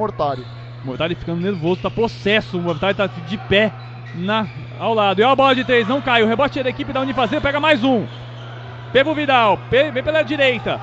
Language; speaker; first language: Portuguese; native; Portuguese